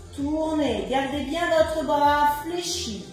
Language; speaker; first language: French; native; French